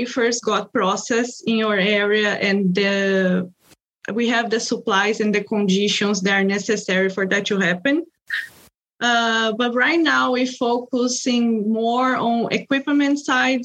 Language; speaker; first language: English; non-native, fluent; Portuguese